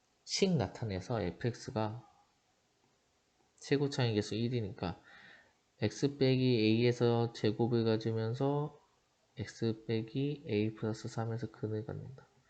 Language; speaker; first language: Korean; native; Korean